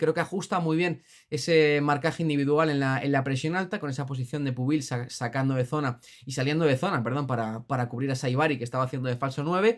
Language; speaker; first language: Spanish; native; Spanish